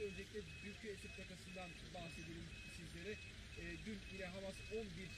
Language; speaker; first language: Turkish; native; Turkish